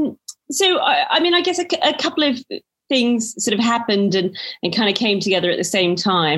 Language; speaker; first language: English; native; English